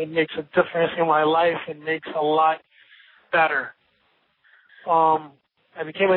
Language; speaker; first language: English; non-native, fluent; Portuguese